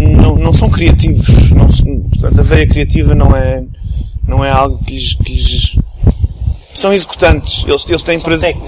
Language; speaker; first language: Portuguese; early bilingual, other home language; English